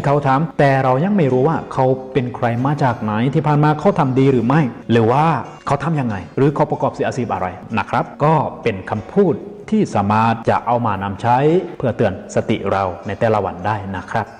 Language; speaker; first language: Thai; native; Thai